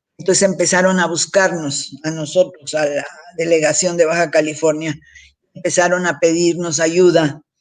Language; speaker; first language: Spanish; early bilingual, heritage; Spanish